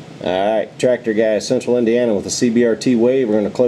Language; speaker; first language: English; native; English